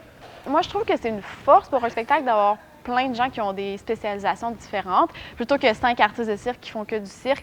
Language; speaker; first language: French; native; French